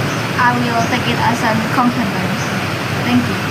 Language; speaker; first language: English; non-native, learner; Indonesian